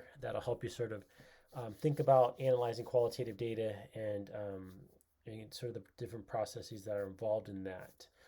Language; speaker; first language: English; native; English